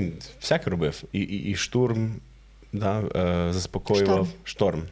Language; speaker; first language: Ukrainian; non-native, fluent; English